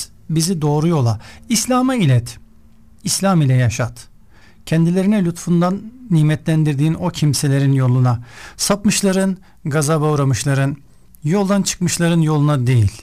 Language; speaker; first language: Turkish; native; Turkish